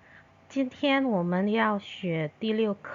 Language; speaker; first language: Chinese; non-native, fluent; Indonesian